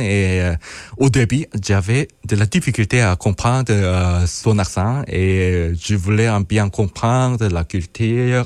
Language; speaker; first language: French; non-native, fluent; Korean